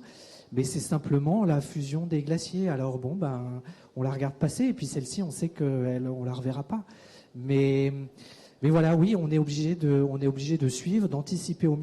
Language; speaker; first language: French; native; French